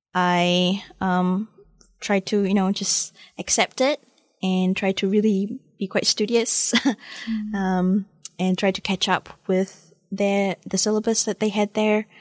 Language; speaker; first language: English; early bilingual, other home language; Malay